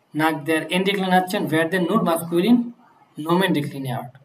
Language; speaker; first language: German; non-native, fluent; Bangla